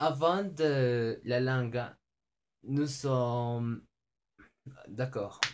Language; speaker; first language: French; non-native, learner; Spanish